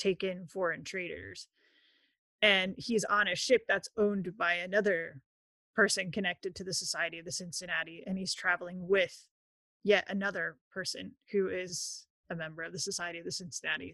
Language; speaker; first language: English; native; English